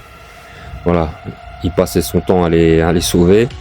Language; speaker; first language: French; native; French